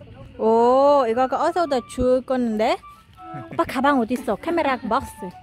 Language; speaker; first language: Korean; non-native, learner; Vietnamese